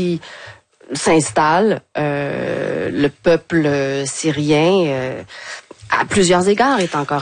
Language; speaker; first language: French; native; French